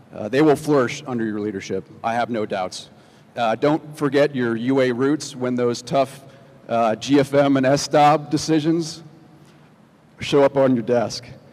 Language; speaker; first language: English; native; English